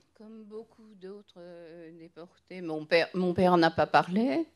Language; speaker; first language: French; native; French